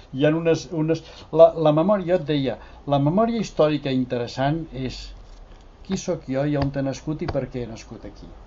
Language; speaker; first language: Catalan; non-native, local second language; Spanish